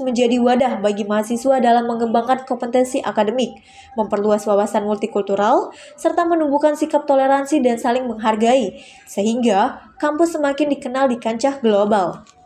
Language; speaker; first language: Indonesian; native; Indonesian